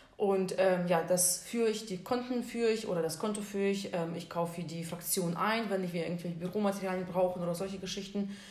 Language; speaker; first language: German; non-native, fluent; Russian